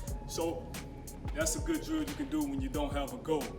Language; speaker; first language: English; native; English